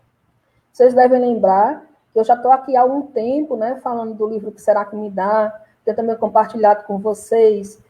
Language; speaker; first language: Portuguese; native; Portuguese